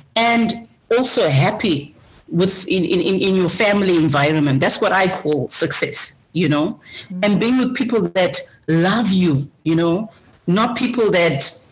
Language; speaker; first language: English; non-native, local second language; Shona